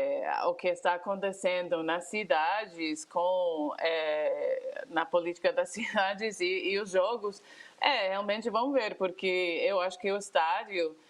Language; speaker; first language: Portuguese; non-native, fluent; English